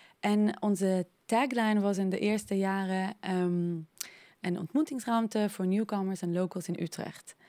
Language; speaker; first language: Dutch; non-native, fluent; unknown